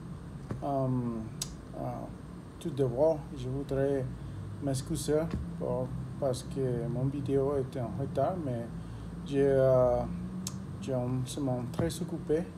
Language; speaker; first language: French; non-native, learner; Spanish